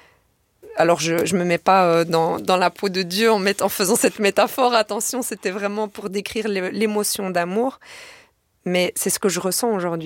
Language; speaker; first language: French; native; French